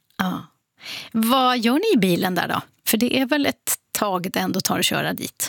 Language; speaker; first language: Swedish; native; Swedish